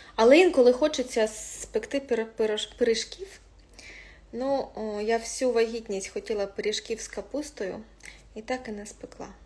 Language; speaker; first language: Ukrainian; non-native, local second language; Russian